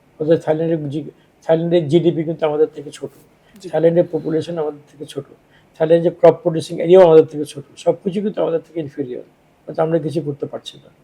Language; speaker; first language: Bangla; native; Bangla